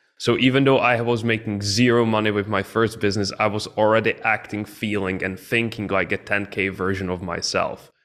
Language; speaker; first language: English; non-native, fluent; Czech